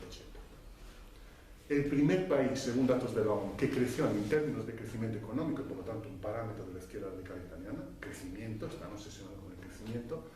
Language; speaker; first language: Spanish; non-native, fluent; Italian